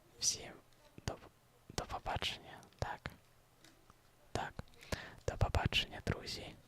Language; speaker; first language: Ukrainian; non-native, learner; Russian